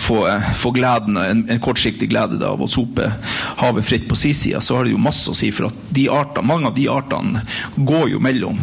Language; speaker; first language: Norwegian; native; Norwegian